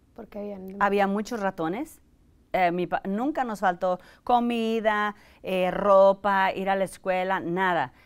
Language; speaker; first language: Spanish; early bilingual, heritage; Spanish